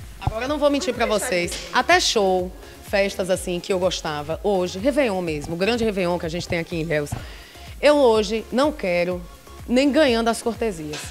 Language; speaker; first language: Portuguese; native; Portuguese